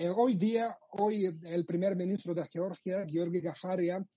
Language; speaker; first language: Spanish; non-native, fluent; Georgian